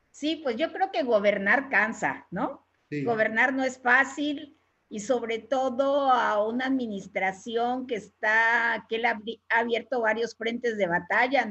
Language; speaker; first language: Spanish; native; Spanish